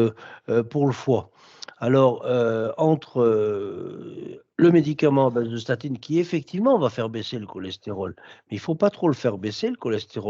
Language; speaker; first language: French; native; French